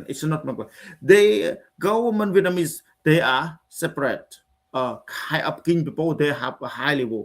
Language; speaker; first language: English; non-native, learner; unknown